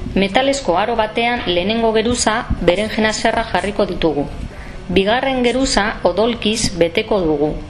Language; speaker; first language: Basque; non-native, local second language; Spanish